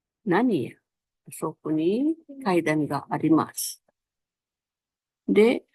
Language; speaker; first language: Japanese; non-native, fluent; Filipino